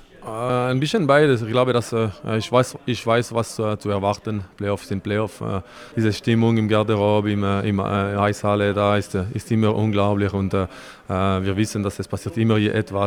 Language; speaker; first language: German; non-native, local second language; French